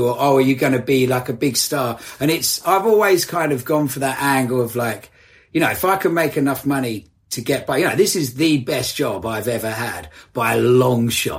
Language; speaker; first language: English; native; English